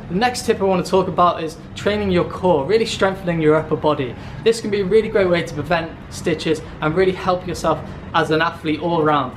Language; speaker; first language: English; native; English